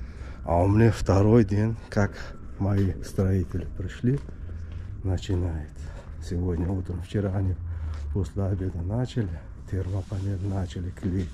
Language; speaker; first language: Russian; non-native, local second language; Uzbek